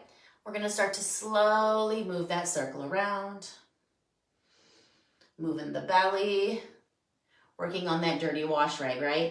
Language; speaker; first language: English; native; English